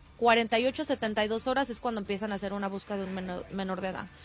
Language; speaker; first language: Spanish; early bilingual, heritage; Spanish